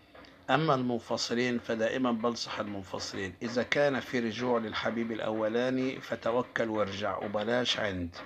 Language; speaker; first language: Arabic; native; Arabic